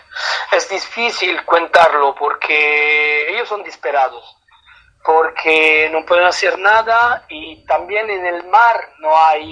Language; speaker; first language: Spanish; non-native, fluent; Italian